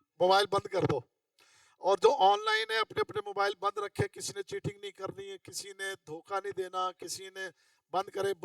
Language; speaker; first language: Urdu; non-native, local second language; Punjabi